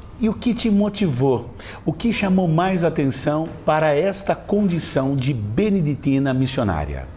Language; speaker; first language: Portuguese; native; Portuguese